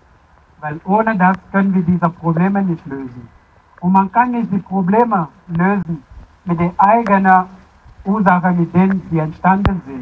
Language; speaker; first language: German; non-native, fluent; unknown